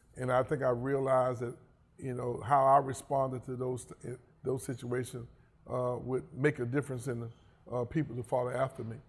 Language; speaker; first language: English; native; English